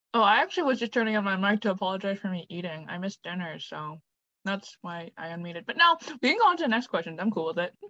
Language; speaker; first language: English; native; English